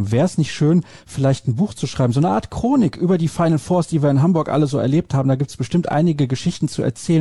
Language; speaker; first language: German; native; German